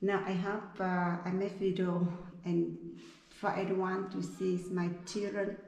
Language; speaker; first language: English; non-native, learner; Vietnamese